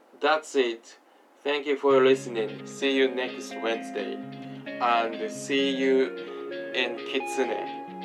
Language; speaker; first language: English; non-native, learner; Japanese